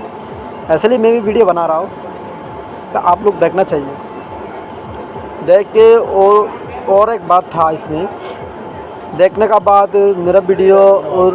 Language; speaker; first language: Hindi; non-native, learner; Bangla